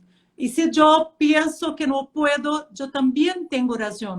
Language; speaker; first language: Spanish; non-native, fluent; Portuguese